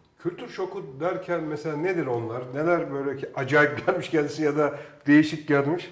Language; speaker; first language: Turkish; native; Turkish